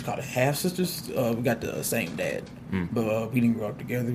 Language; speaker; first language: English; native; English